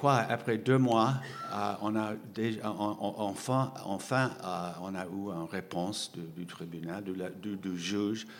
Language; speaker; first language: French; non-native, fluent; English